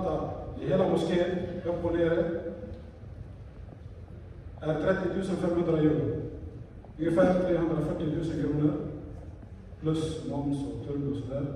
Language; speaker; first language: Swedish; non-native, fluent; Arabic